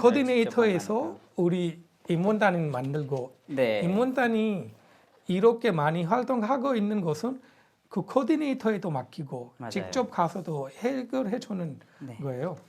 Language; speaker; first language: Korean; non-native, fluent; Punjabi